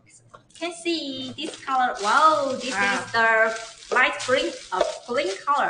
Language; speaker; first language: English; non-native, learner; Chinese